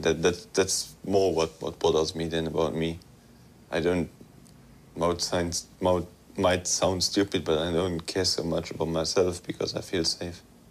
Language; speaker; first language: English; non-native, fluent; Luxembourgish